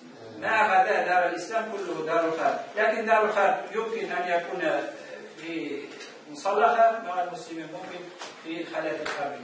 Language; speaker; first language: Arabic; non-native, fluent; Tatar